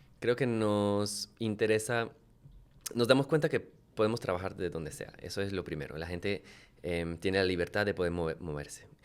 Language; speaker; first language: Spanish; early bilingual, other home language; French